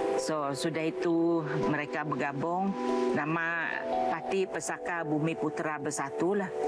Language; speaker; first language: Malay; non-native, local second language; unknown